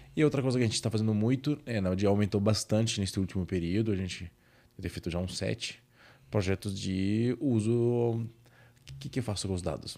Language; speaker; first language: Portuguese; non-native, fluent; Italian